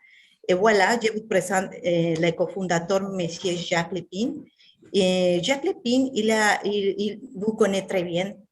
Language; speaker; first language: French; non-native, fluent; Spanish